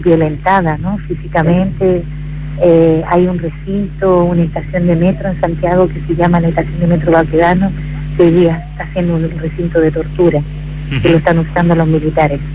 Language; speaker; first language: Spanish; native; Spanish